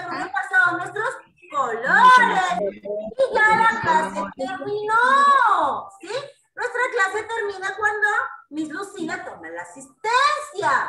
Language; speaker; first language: Spanish; native; Spanish